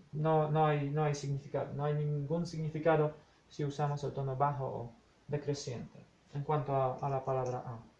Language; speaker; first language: Spanish; non-native, fluent; Polish